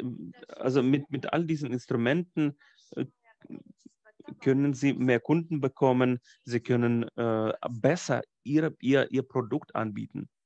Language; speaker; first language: German; non-native, fluent; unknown